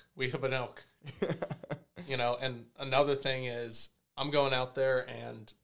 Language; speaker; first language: English; native; English